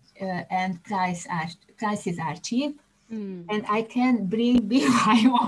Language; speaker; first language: English; non-native, learner; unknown